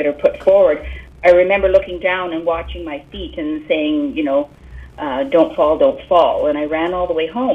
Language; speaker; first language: English; native; English